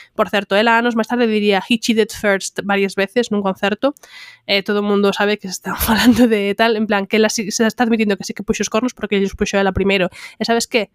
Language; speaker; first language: Galician; non-native, local second language; Spanish